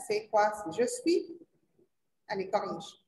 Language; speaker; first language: French; non-native, learner; Arabic